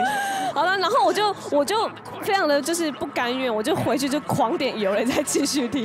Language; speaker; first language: Chinese; native; Chinese